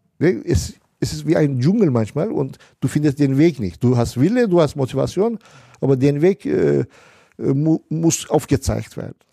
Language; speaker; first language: German; non-native, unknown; Turkish